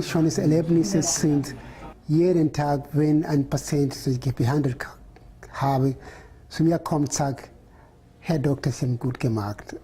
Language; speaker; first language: German; non-native, fluent; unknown